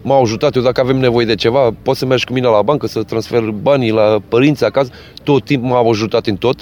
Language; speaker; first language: Romanian; non-native, fluent; Portuguese